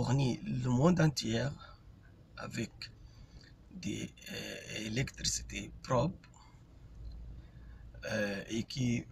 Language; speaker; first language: French; non-native, fluent; Arabic